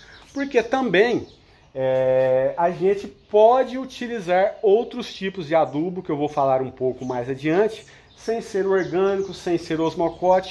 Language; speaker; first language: Portuguese; native; Portuguese